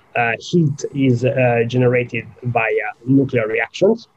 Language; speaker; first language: English; non-native, fluent; Italian